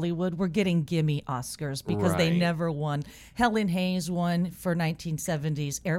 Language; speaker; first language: English; native; English